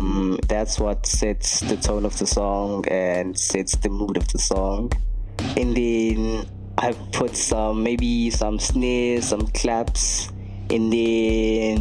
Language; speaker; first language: English; non-native, local second language; Zulu